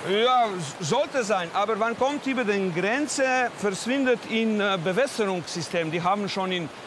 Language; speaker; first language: German; non-native, learner; Slovenian